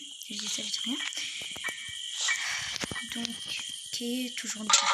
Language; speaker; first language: French; native; French